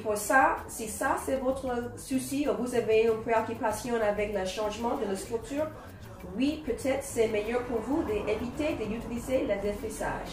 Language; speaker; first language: French; non-native, learner; English